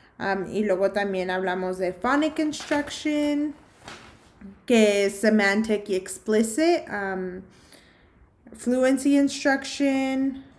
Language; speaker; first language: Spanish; early bilingual, heritage; Spanish